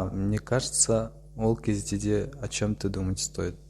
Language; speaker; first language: Russian; non-native, local second language; Kazakh